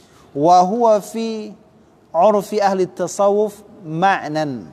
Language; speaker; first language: Arabic; non-native, fluent; Indonesian